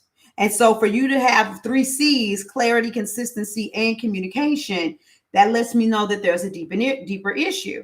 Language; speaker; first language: English; native; English